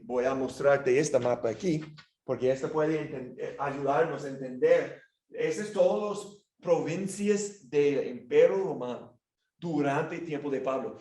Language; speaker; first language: Spanish; non-native, fluent; English